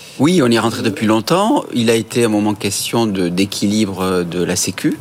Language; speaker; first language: French; native; French